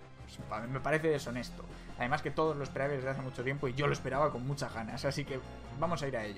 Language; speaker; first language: Spanish; native; Spanish